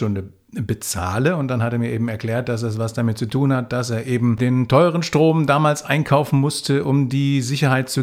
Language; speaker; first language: German; native; German